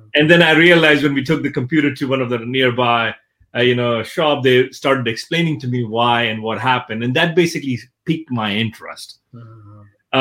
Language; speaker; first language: English; non-native, local second language; Urdu